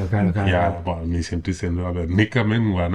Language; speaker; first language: Basque; non-native, learner; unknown